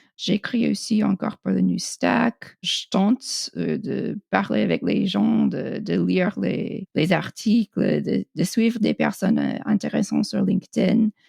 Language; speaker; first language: French; non-native, fluent; English